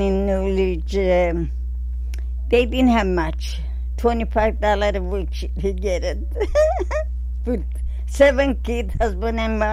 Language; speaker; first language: English; non-native, learner; Armenian